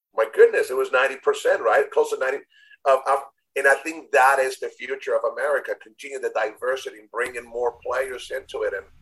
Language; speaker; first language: English; non-native, fluent; Spanish